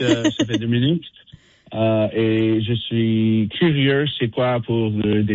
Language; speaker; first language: French; non-native, learner; English